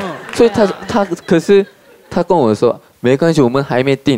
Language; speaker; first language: Chinese; non-native, fluent; Korean